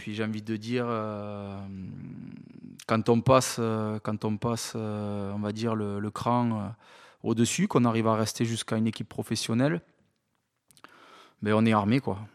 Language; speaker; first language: French; native; French